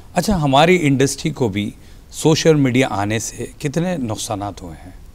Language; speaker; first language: Hindi; native; Hindi